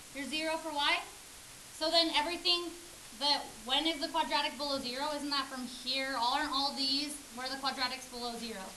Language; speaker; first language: English; native; English